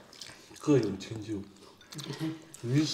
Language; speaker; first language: Chinese; native; Chinese